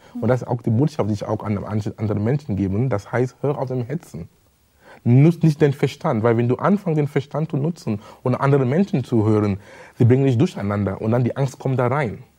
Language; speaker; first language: German; non-native, fluent; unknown